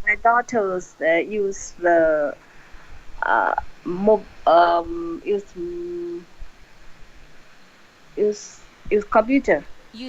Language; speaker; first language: English; non-native, learner; Vietnamese